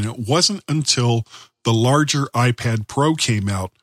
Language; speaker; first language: English; native; English